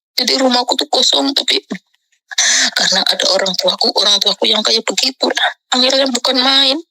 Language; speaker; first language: Indonesian; non-native, local second language; Javanese